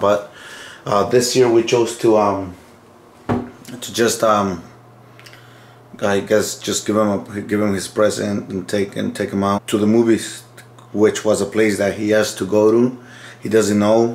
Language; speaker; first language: English; early bilingual, other home language; Spanish